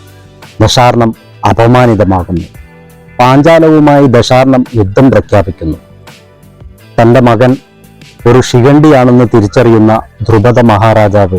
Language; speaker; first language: Malayalam; native; Malayalam